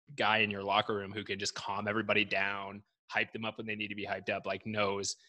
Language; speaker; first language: English; native; English